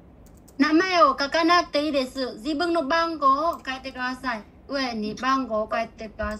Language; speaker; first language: Japanese; non-native, fluent; Bangla